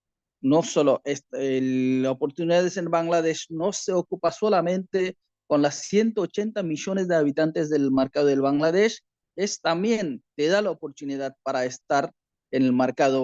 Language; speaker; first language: Spanish; non-native, learner; Bangla